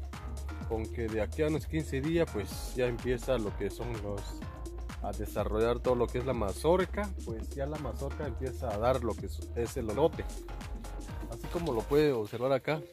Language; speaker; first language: Spanish; native; Spanish